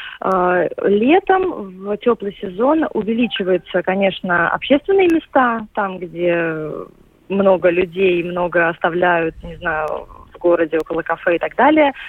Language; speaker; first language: Russian; native; Russian